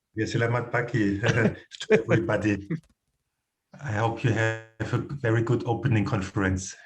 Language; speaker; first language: English; non-native, fluent; German